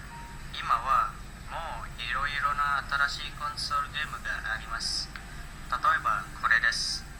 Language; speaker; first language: Japanese; non-native, learner; Indonesian